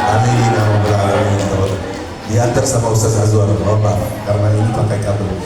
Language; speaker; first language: Indonesian; non-native, fluent; Arabic